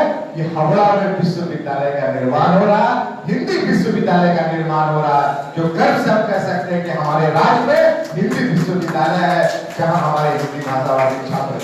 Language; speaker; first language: Hindi; native; Hindi